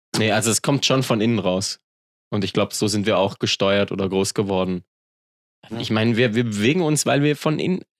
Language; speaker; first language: German; native; German